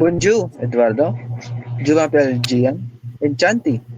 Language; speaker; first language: French; non-native, learner; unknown